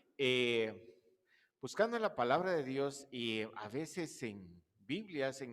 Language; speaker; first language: Spanish; native; Spanish